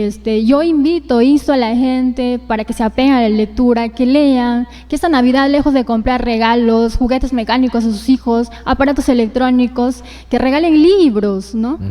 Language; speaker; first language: Spanish; native; Spanish